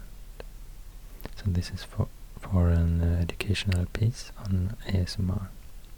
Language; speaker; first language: English; non-native, fluent; Swedish